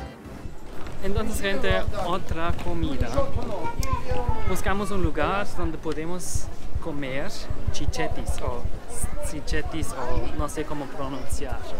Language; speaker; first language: Spanish; non-native, learner; German